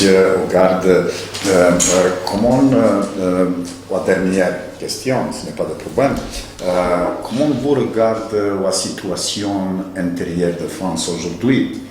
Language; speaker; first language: French; non-native, learner; Serbian